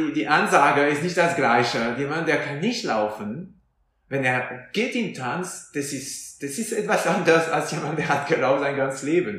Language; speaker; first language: German; non-native, fluent; French